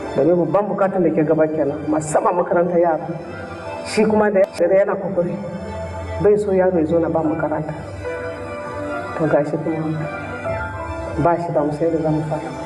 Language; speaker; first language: Hausa; non-native, local second language; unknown